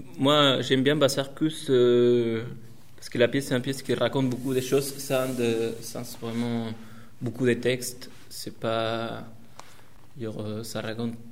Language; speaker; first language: French; non-native, learner; Spanish